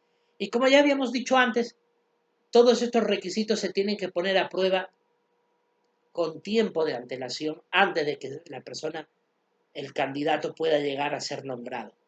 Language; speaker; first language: Spanish; native; Spanish